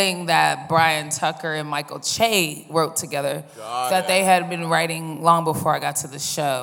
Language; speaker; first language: English; native; English